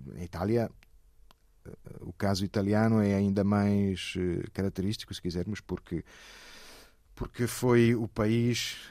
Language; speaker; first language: Portuguese; non-native, fluent; Italian